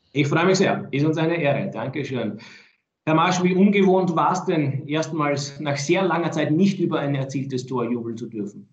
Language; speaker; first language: German; native; German